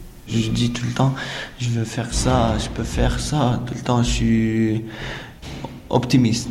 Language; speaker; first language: French; non-native, learner; Albanian